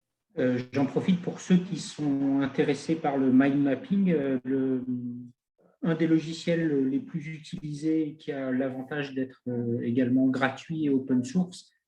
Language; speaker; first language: French; native; French